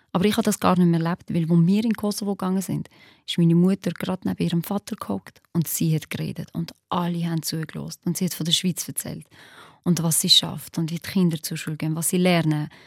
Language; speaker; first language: German; early bilingual, other home language; Albanian